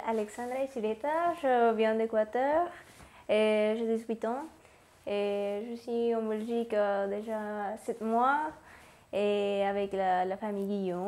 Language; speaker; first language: French; non-native, learner; Spanish